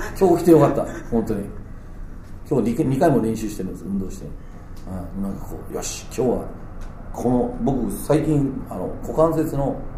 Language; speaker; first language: Japanese; non-native, fluent; Danish